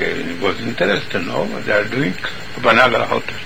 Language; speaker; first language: English; non-native, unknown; Yiddish